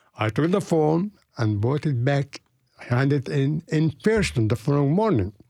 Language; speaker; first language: English; non-native, fluent; Arabic